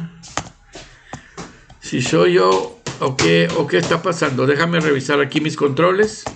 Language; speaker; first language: Spanish; native; Spanish